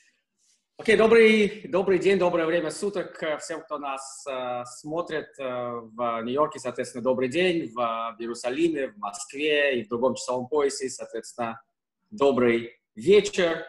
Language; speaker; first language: Russian; native; Russian